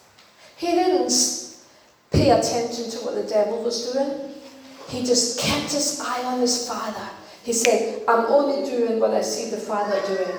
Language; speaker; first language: English; non-native, fluent; Danish